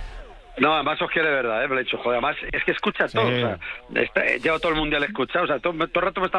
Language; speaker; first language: Spanish; native; Spanish